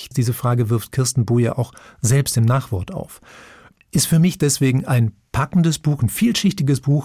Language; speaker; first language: German; native; German